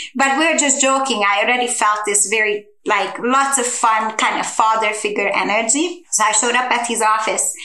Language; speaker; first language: English; non-native, fluent; Hungarian